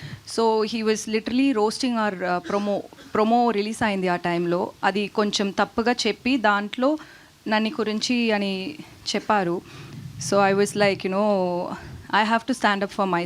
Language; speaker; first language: Telugu; non-native, local second language; Tamil